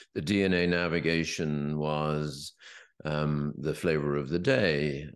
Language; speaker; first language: English; native; English